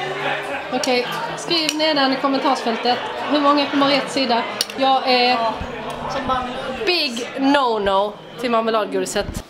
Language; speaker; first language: Swedish; native; Swedish